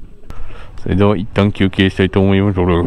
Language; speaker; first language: Japanese; native; Japanese